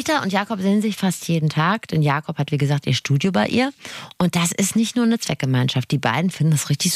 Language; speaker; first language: German; native; German